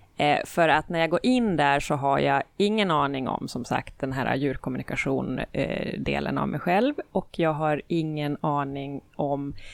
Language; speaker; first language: Swedish; native; Swedish